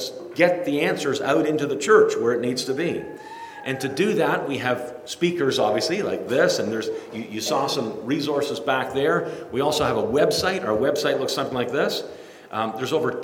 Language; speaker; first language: English; native; English